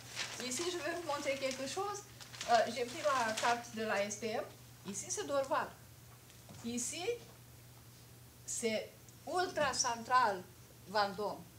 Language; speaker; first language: French; non-native, fluent; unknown